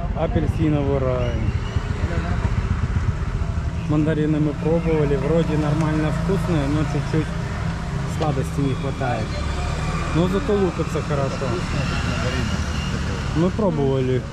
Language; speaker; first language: Russian; native; Russian